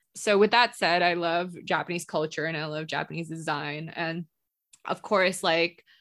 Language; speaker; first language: English; non-native, local second language; Indonesian